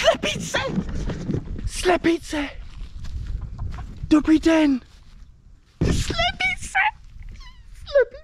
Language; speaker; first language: Czech; non-native, learner; English